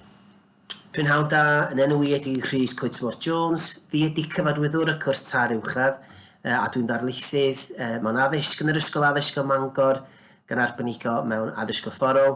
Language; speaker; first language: Welsh; native; Welsh